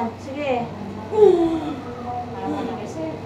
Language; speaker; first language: Filipino; native; Filipino